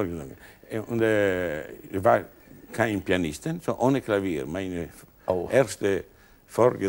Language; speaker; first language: German; non-native, learner; Italian